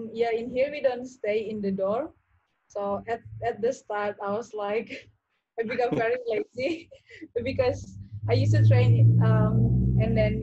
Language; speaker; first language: English; non-native, learner; Indonesian